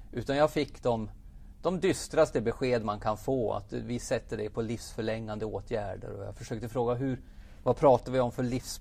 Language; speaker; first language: Swedish; native; Swedish